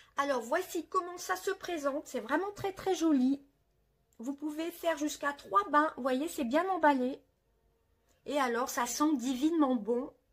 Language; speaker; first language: French; native; French